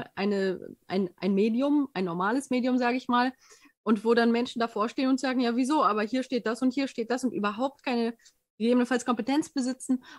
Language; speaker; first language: German; native; German